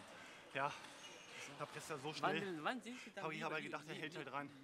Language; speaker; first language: German; native; German